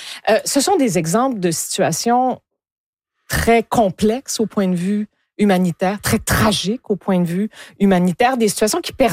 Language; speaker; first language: French; native; French